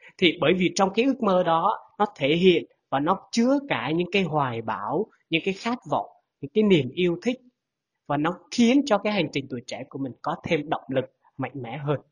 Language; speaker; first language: Vietnamese; non-native, local second language; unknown